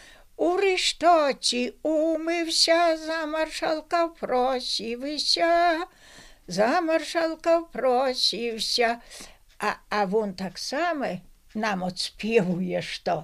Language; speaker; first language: Ukrainian; native; Ukrainian